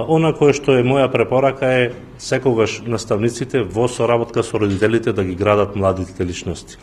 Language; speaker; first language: Macedonian; native; Macedonian